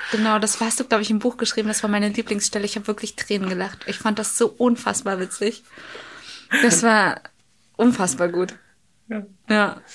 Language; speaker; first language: German; native; German